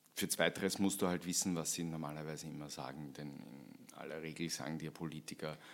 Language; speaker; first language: German; native; German